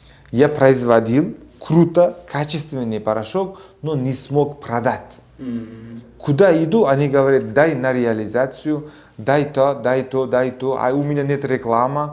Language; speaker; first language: Russian; non-native, local second language; Uzbek